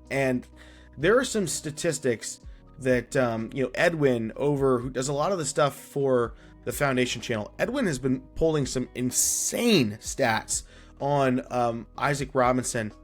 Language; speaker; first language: English; native; English